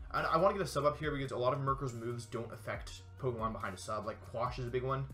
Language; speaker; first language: English; native; English